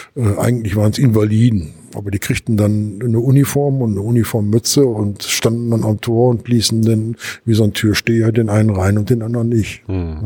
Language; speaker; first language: German; native; German